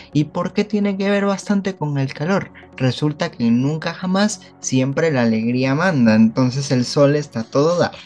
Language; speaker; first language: Spanish; native; Spanish